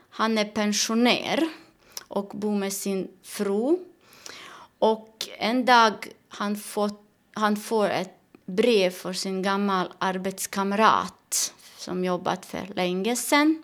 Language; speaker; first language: Swedish; non-native, learner; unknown